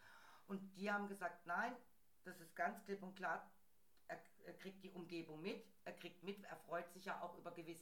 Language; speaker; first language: German; native; German